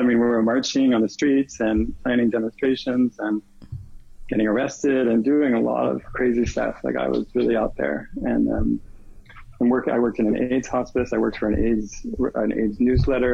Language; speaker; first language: English; native; English